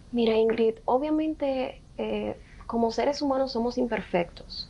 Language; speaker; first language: Spanish; native; Spanish